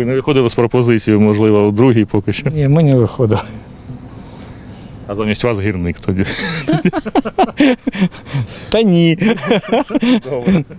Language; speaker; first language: Ukrainian; native; Ukrainian